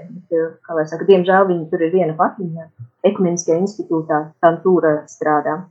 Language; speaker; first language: Latvian; native; Latvian